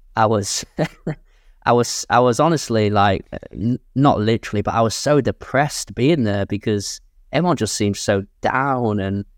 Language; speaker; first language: English; native; English